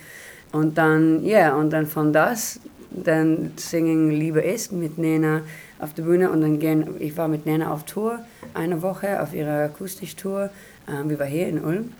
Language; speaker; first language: German; non-native, learner; Hebrew